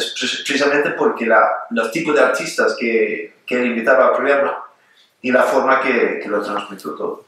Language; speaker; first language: Spanish; non-native, fluent; Swedish